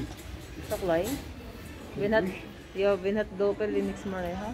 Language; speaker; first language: German; non-native, learner; Filipino